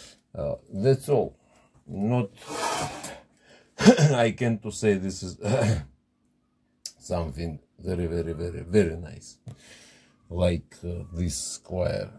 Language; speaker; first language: English; non-native, learner; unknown